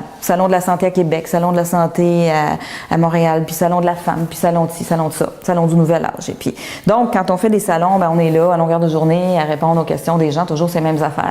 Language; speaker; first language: French; native; French